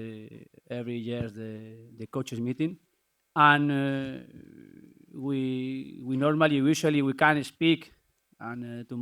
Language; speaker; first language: English; non-native, learner; Spanish